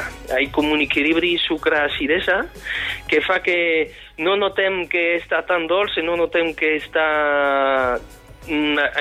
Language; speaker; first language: Catalan; non-native, fluent; French